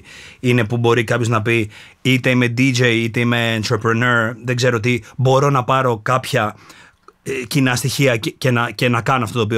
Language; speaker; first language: Greek; native; Greek